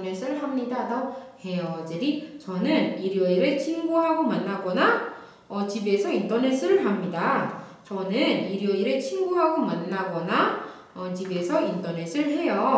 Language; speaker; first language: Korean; non-native, fluent; Indonesian